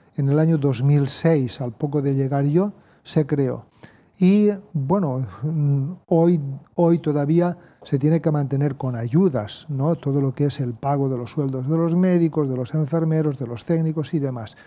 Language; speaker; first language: Spanish; native; Spanish